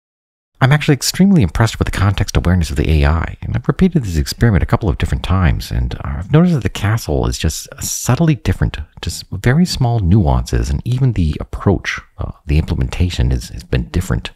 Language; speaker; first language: English; native; English